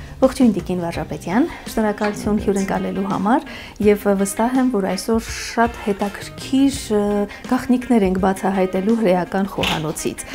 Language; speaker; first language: Armenian; native; Armenian